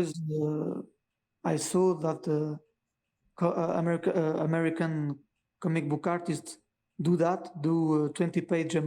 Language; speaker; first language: English; non-native, learner; Portuguese